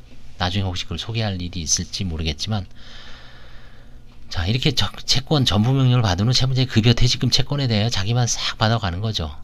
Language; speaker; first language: Korean; native; Korean